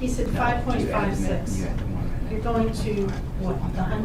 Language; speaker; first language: English; native; English